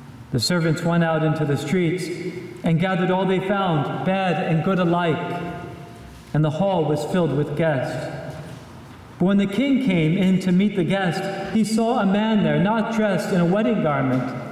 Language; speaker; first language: English; native; English